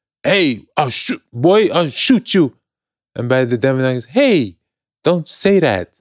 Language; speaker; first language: English; non-native, fluent; Dutch